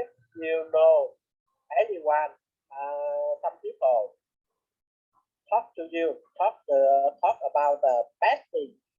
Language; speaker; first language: English; non-native, learner; Vietnamese